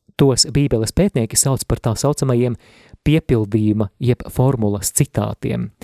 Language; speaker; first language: Latvian; native; Latvian